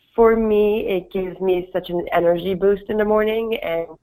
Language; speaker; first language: English; non-native, fluent; Persian